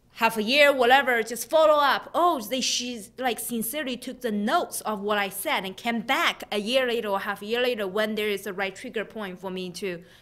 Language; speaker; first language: English; non-native, fluent; Chinese